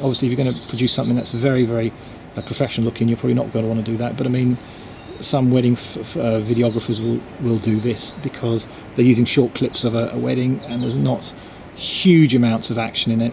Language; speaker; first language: English; native; English